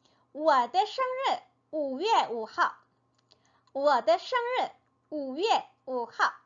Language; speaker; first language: Chinese; non-native, fluent; Korean